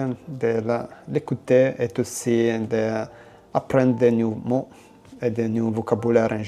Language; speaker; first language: French; non-native, learner; Italian